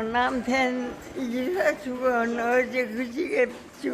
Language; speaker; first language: Korean; non-native, local second language; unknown